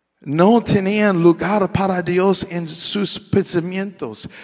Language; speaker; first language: Spanish; non-native, learner; English